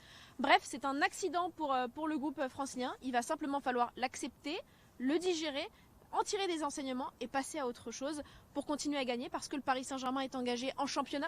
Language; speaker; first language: French; native; French